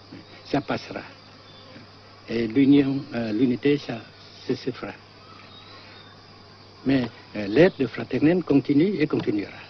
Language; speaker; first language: French; non-native, fluent; Vietnamese